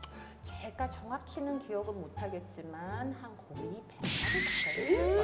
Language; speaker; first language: Korean; native; Korean